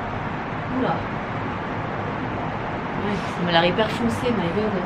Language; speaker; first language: French; native; French